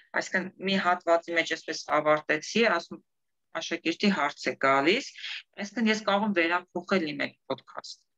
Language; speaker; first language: Armenian; native; Armenian